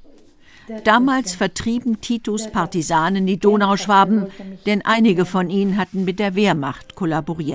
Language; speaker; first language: German; native; German